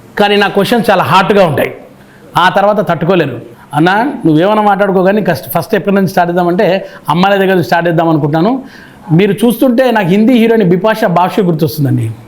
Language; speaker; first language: Telugu; native; Telugu